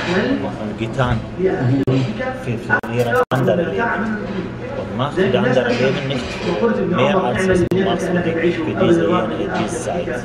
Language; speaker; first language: German; non-native, fluent; Arabic